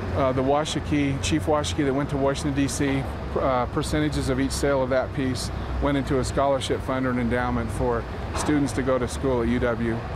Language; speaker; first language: English; native; English